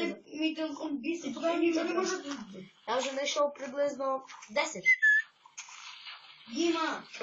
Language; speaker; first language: Ukrainian; native; Ukrainian